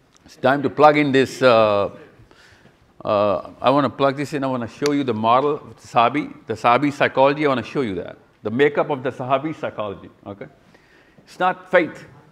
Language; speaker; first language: English; non-native, local second language; Urdu